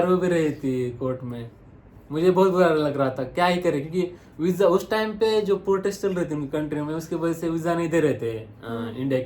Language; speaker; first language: Hindi; non-native, local second language; Marathi